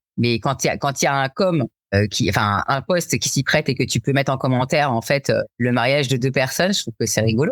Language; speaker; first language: French; native; French